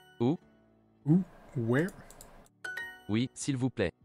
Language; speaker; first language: French; non-native, learner; English